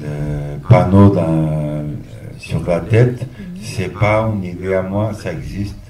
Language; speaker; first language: French; non-native, fluent; Portuguese